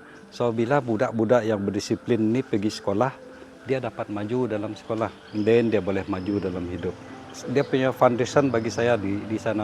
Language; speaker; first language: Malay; non-native, local second language; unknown